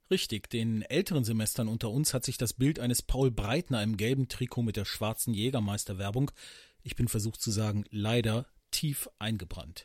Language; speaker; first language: German; native; German